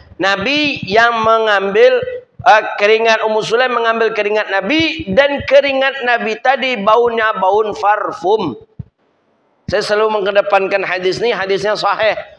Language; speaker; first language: Malay; non-native, local second language; Minangkabau